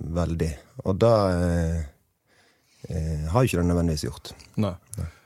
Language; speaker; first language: Norwegian; native; Norwegian